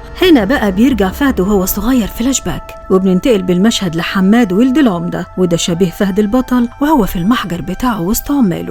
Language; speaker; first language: Arabic; native; Arabic